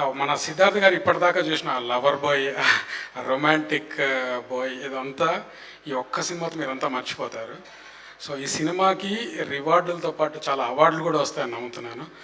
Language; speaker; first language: Telugu; native; Telugu